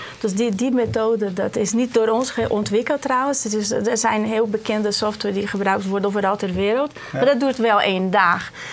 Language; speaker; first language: Dutch; non-native, fluent; Portuguese